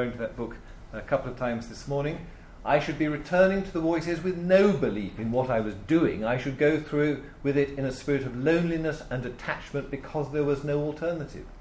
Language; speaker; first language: English; native; English